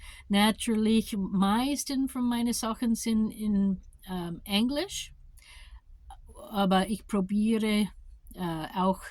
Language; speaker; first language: German; non-native, learner; English